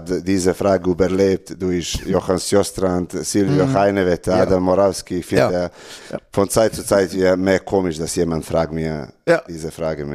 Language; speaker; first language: German; non-native, learner; Serbian